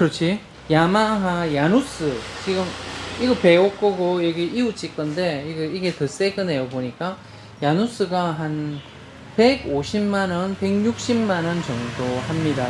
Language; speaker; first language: Korean; native; Korean